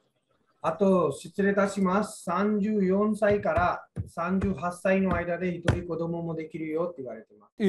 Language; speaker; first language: Japanese; non-native, fluent; Hindi